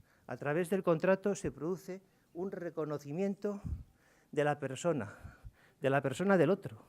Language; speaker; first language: Spanish; native; Spanish